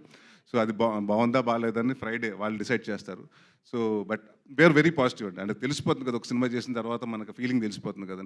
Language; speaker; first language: Telugu; native; Telugu